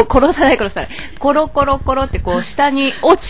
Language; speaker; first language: Japanese; native; Japanese